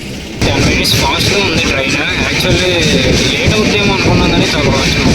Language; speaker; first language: Telugu; native; Telugu